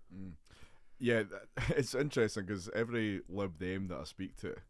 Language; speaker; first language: English; native; English